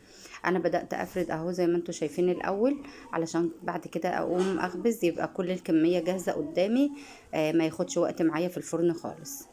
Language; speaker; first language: Arabic; native; Arabic